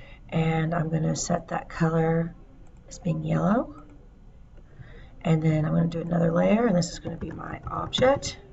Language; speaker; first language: English; native; English